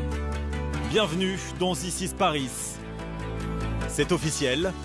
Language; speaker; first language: French; native; French